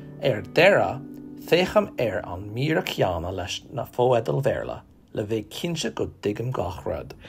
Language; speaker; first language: Irish; non-native, fluent; English